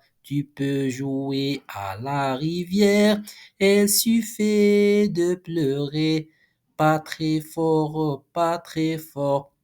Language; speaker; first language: French; non-native, local second language; Arabic